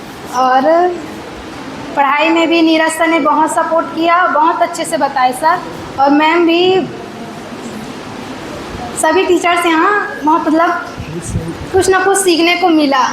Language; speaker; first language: Hindi; native; Hindi